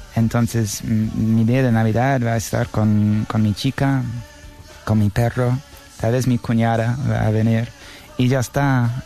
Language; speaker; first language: Spanish; non-native, fluent; English